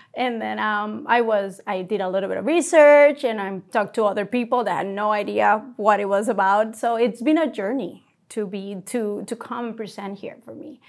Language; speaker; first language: English; non-native, fluent; Spanish